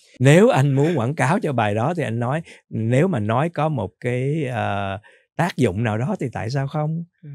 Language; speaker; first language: Vietnamese; native; Vietnamese